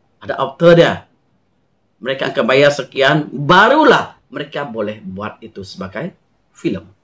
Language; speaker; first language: Malay; non-native, local second language; Iban